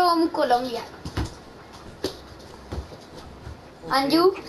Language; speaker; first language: English; non-native, learner; Spanish